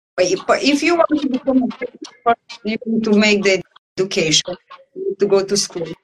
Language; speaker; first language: English; non-native, learner; Romanian